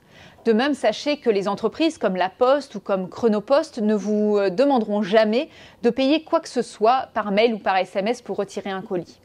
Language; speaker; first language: French; native; French